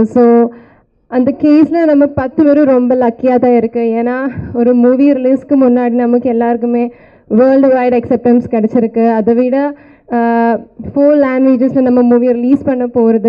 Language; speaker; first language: Tamil; non-native, learner; Malayalam